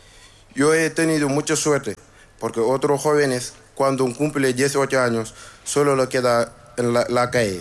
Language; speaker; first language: Spanish; non-native, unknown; Wolof